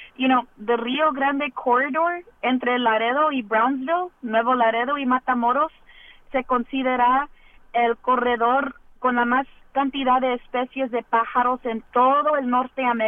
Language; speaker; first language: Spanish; early bilingual, heritage; English